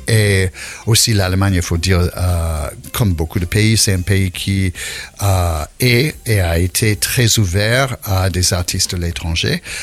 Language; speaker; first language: French; non-native, fluent; English